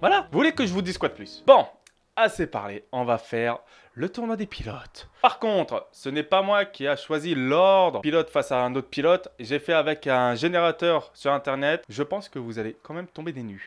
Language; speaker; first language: French; native; French